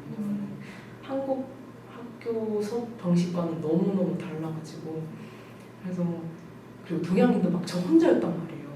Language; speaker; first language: Korean; native; Korean